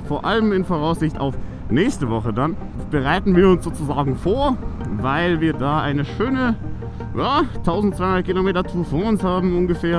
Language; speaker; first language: German; native; German